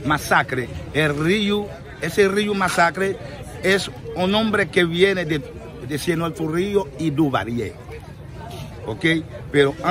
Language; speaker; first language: Spanish; non-native, fluent; Haitian Creole